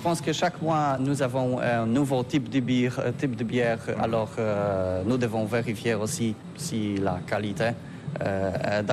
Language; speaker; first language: French; non-native, learner; Polish